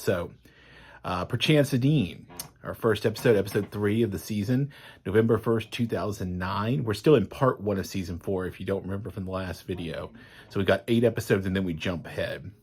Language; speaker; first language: English; native; English